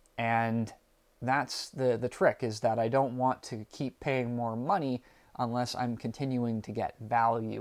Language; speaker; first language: English; native; English